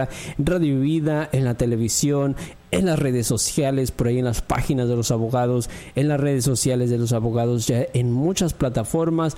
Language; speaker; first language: Spanish; native; Spanish